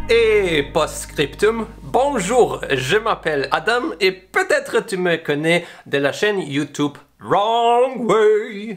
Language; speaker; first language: French; non-native, learner; English